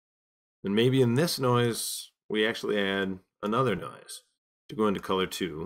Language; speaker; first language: English; native; English